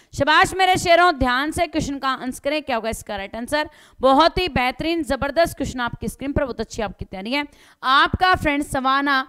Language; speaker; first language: Hindi; native; Hindi